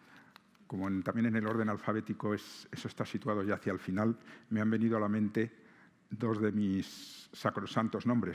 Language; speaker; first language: Spanish; native; Spanish